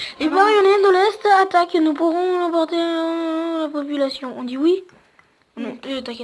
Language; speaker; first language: French; native; French